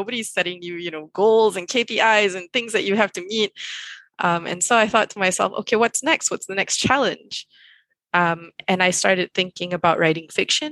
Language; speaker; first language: English; non-native, local second language; Malay